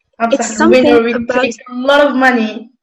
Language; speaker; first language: English; non-native, local second language; Arabic